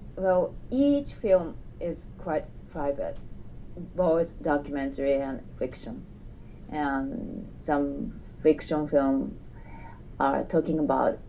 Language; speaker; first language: English; non-native, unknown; Japanese